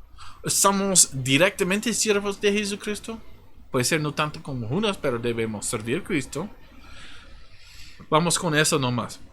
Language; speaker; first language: Spanish; non-native, fluent; English